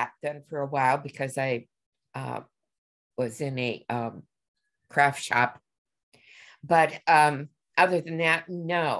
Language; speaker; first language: English; native; English